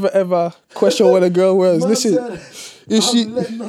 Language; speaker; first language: English; native; English